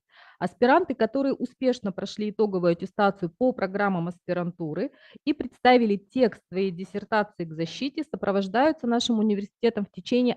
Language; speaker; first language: Russian; native; Russian